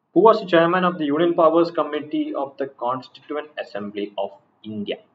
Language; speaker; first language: English; non-native, local second language; Malayalam